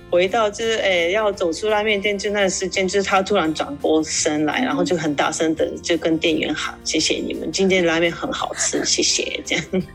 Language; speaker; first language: Chinese; non-native, fluent; Japanese